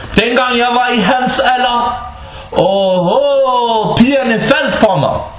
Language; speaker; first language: Danish; early bilingual, other home language; Bosnian